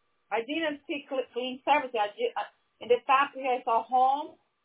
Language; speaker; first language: English; non-native, learner; Portuguese